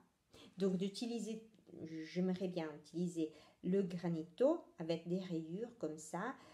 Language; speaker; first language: French; non-native, fluent; Italian